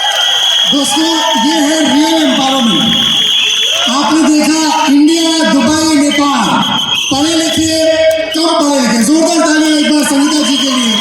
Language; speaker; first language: Hindi; native; Hindi